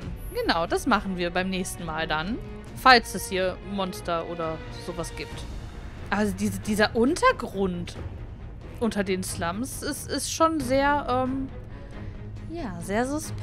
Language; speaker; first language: German; native; German